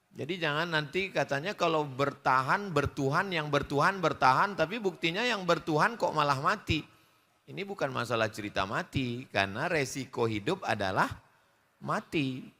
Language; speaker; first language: Indonesian; native; Indonesian